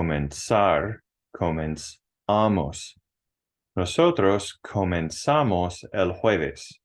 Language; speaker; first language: Spanish; non-native, fluent; English